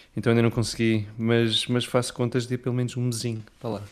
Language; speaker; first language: Portuguese; native; Portuguese